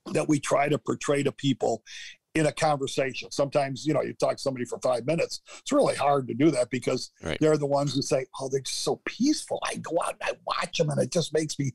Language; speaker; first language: English; native; English